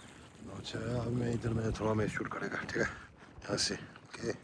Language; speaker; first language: Hindi; non-native, local second language; Tibetan